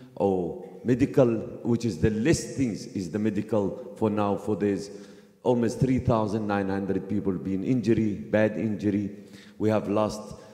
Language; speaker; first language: English; non-native, fluent; Arabic